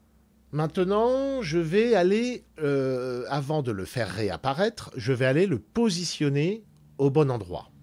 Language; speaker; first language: French; native; French